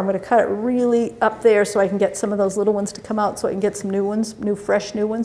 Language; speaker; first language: English; native; English